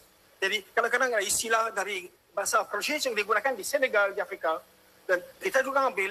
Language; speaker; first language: Indonesian; non-native, fluent; French